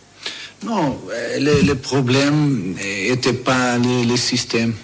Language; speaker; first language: French; non-native, learner; Portuguese